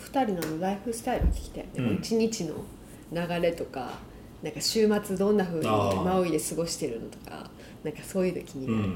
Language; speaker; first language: Japanese; native; Japanese